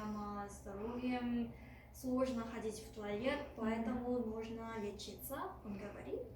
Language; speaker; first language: Russian; non-native, fluent; Korean